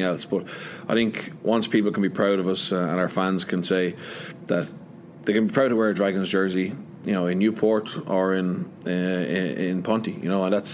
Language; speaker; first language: English; native; English